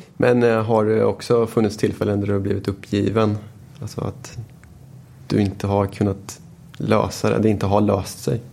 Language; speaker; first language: Swedish; native; Swedish